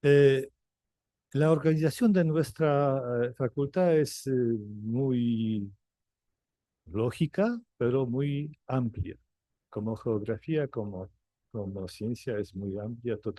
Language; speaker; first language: Spanish; non-native, fluent; Polish